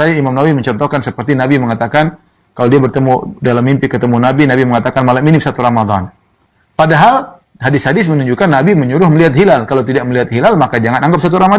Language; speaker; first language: Indonesian; native; Indonesian